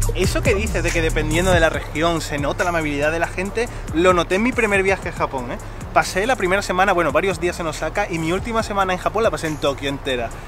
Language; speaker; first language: Spanish; native; Spanish